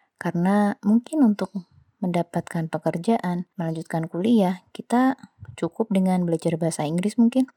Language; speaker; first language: Indonesian; non-native, local second language; Javanese